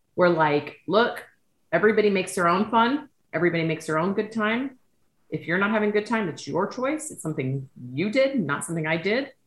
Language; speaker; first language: English; native; English